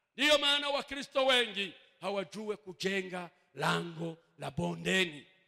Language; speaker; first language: Swahili; non-native, local second language; Kinyarwanda